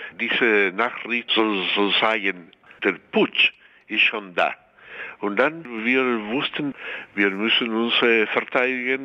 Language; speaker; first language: German; non-native, fluent; Spanish